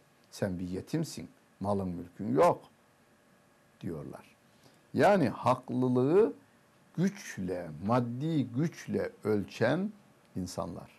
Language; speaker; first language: Turkish; native; Turkish